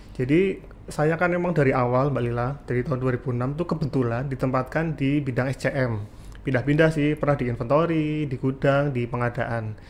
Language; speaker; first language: Indonesian; native; Indonesian